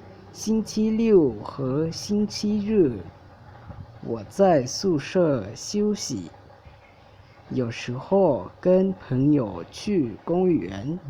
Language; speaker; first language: Chinese; non-native, learner; Lao